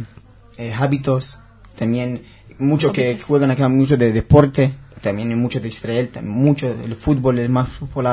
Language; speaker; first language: Spanish; non-native, learner; Hebrew